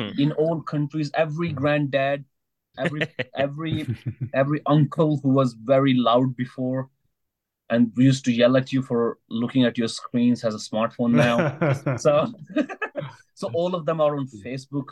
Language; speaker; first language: English; non-native, local second language; Hindi